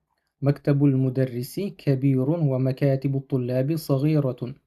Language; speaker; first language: Arabic; non-native, fluent; Russian